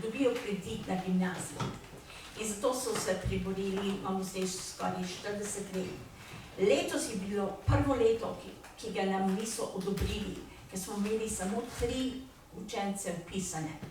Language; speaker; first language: Slovenian; early bilingual, heritage; Slovenian